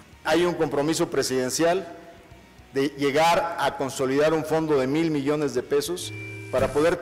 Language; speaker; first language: Spanish; native; Spanish